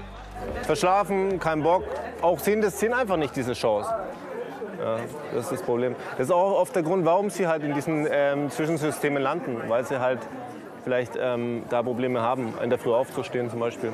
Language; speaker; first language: German; native; German